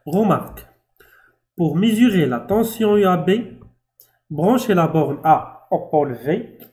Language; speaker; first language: French; non-native, local second language; Arabic